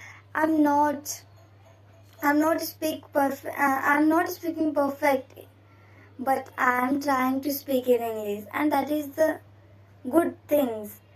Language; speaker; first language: English; non-native, learner; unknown